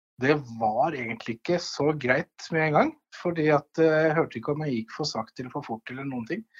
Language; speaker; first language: Norwegian; native; Norwegian